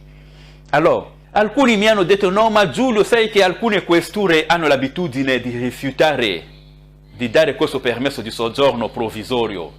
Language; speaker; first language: Italian; non-native, fluent; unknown